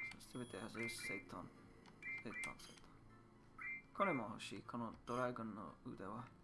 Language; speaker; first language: Japanese; non-native, learner; English